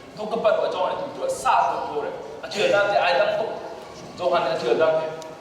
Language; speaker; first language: Burmese; non-native, local second language; Hakha Chin